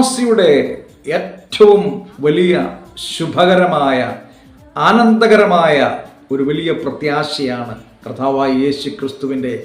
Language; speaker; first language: Malayalam; native; Malayalam